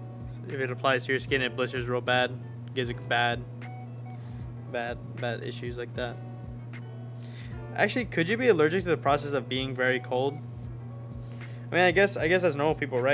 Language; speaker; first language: English; early bilingual, other home language; Spanish